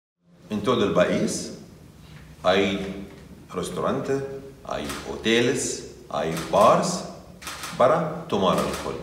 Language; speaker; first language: Spanish; non-native, learner; Arabic